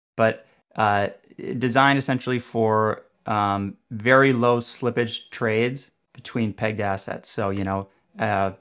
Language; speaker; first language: English; native; English